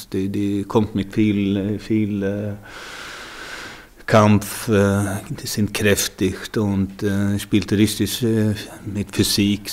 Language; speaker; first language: German; non-native, fluent; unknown